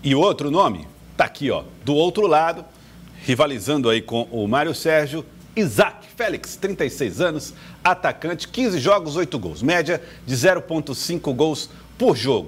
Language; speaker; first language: Portuguese; native; Portuguese